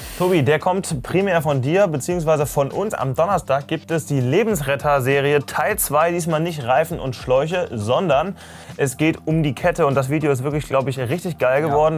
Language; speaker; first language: German; native; German